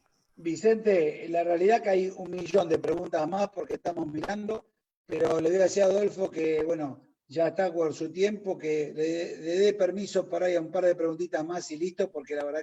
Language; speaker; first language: Spanish; native; Spanish